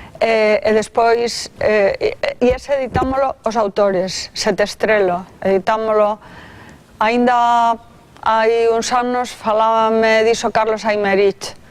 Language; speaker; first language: Galician; non-native, local second language; Spanish